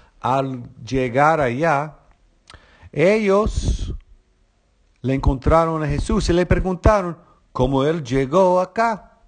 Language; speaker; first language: Spanish; non-native, fluent; English